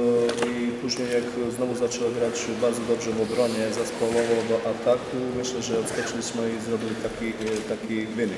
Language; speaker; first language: Polish; non-native, fluent; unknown